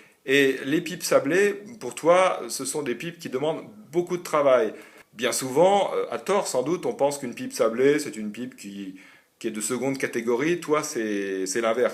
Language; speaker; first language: French; native; French